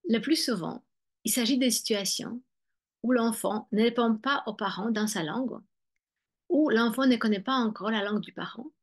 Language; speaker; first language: French; non-native, fluent; Polish